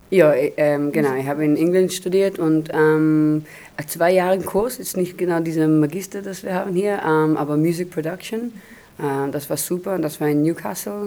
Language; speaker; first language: German; non-native, learner; Hebrew